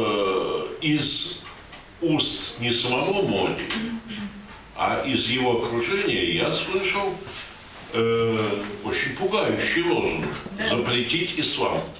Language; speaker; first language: Russian; native; Russian